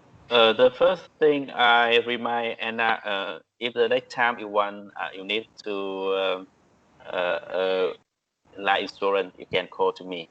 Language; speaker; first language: English; non-native, learner; Vietnamese